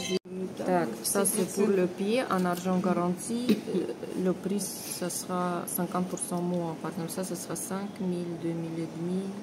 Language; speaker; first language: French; non-native, fluent; Russian